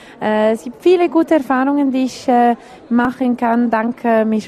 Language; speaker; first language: German; non-native, local second language; Italian